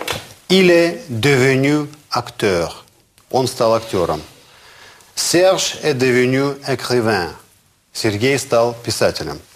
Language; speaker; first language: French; non-native, fluent; Russian